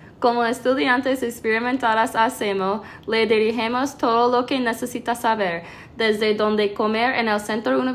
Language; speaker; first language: Spanish; non-native, learner; English